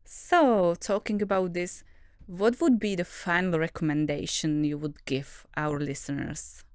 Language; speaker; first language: English; non-native, fluent; Czech